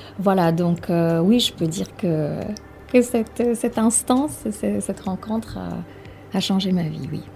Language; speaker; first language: French; non-native, fluent; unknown